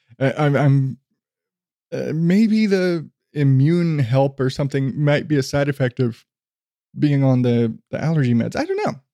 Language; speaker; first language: English; native; English